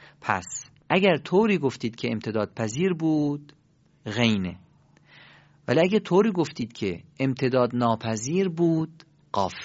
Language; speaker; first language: Persian; native; Persian